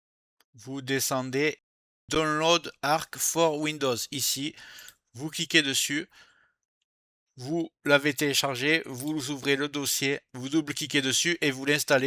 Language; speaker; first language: French; native; French